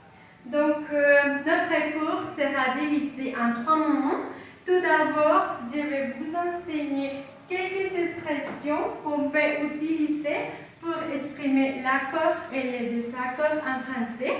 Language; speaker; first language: French; non-native, fluent; Spanish